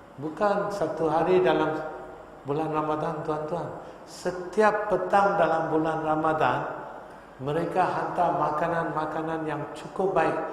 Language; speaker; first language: Malay; non-native, local second language; Tamil